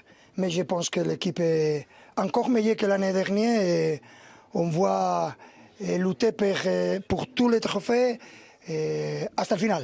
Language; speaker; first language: French; non-native, learner; Spanish